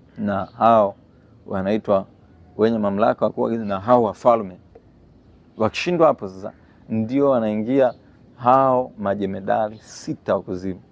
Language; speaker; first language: Swahili; native; Swahili